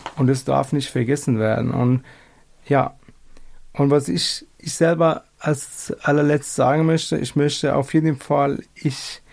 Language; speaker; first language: German; non-native, fluent; Persian